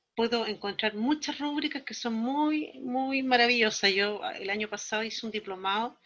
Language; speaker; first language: Spanish; native; Spanish